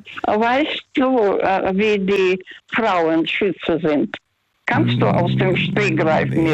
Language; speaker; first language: German; non-native, learner; Russian